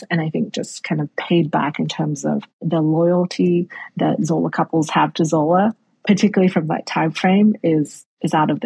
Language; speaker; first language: English; native; English